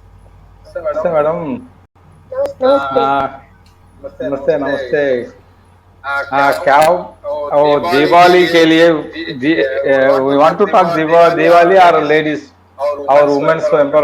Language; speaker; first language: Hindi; non-native, local second language; Telugu